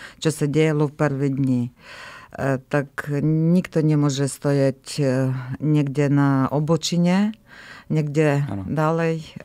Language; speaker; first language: Slovak; non-native, fluent; Ukrainian